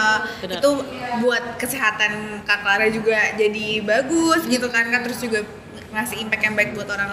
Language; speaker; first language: Indonesian; native; Indonesian